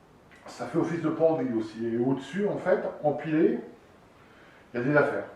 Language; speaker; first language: French; native; French